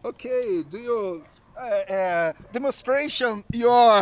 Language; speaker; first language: English; non-native, learner; Portuguese